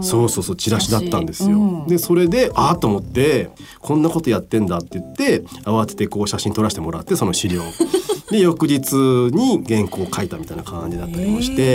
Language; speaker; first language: Japanese; native; Japanese